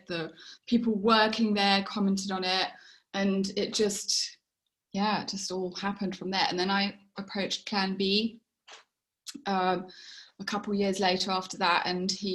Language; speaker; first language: English; native; English